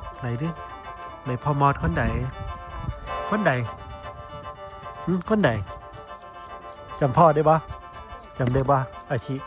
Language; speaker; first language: Thai; native; Thai